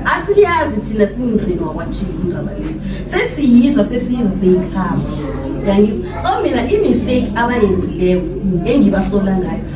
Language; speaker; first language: Zulu; non-native, local second language; South Ndebele